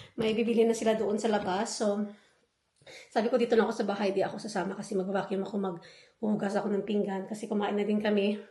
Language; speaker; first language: Filipino; non-native, local second language; Hiligaynon